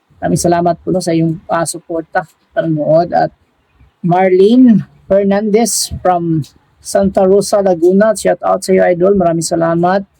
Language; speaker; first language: Filipino; non-native, local second language; Cebuano